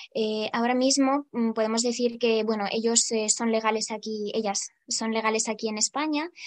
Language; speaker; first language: Spanish; non-native, fluent; Ukrainian